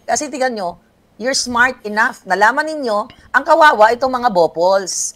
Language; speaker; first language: Filipino; native; Filipino